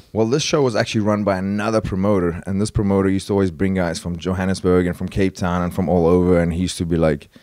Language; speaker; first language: English; native; English